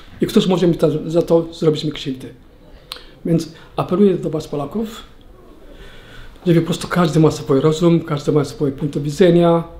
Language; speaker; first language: Polish; non-native, learner; Somali